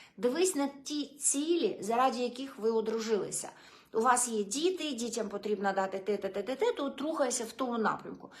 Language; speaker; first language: Ukrainian; non-native, local second language; Russian